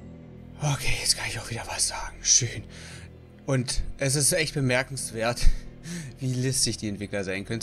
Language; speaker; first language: German; native; German